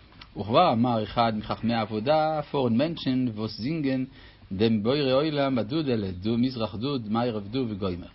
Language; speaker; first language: Hebrew; native; Hebrew